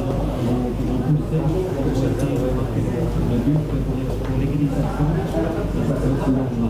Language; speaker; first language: French; non-native, fluent; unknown